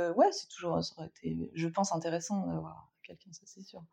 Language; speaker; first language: French; native; French